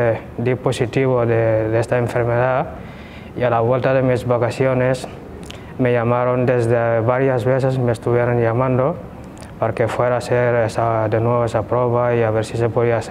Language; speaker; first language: Spanish; non-native, fluent; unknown